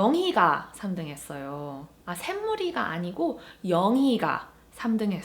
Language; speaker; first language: Korean; early bilingual, heritage; Korean